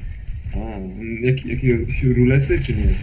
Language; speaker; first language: Polish; native; Polish